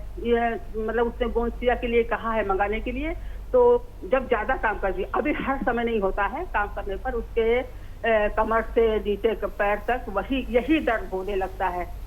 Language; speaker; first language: Hindi; native; Hindi